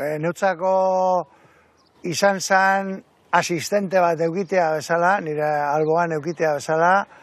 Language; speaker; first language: Basque; native; Basque